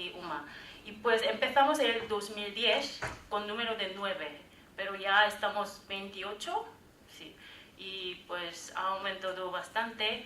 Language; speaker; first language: Spanish; non-native, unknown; Korean